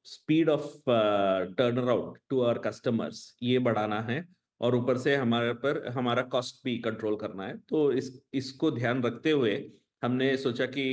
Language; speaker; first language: Hindi; non-native, local second language; Tamil